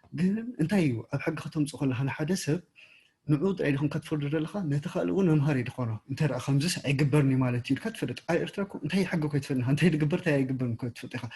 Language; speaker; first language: Tigrinya; native; Tigrinya